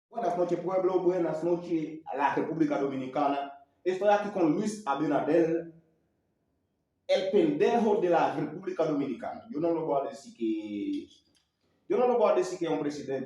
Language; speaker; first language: Spanish; non-native, learner; Haitian Creole